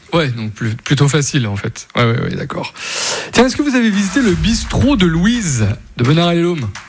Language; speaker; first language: French; native; French